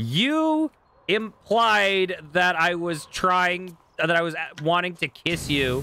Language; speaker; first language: English; native; English